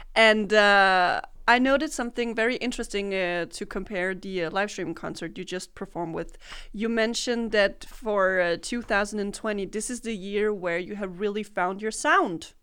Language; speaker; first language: English; non-native, fluent; Danish